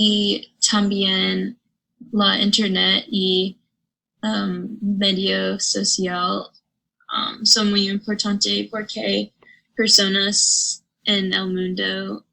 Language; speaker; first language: Spanish; non-native, learner; English